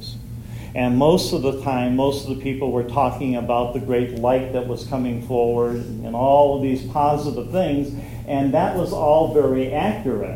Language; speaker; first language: English; native; English